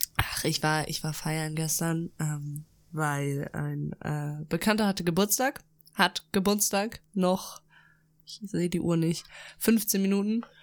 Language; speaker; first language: German; early bilingual, other home language; Russian